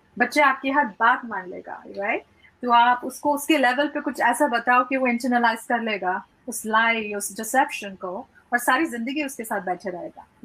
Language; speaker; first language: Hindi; early bilingual, heritage; Hindi